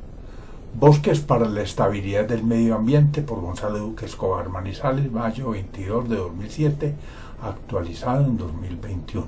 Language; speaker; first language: Spanish; native; Spanish